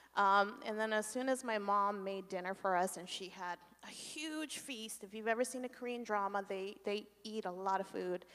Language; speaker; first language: English; native; English